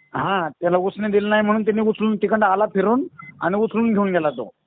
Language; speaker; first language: Marathi; native; Marathi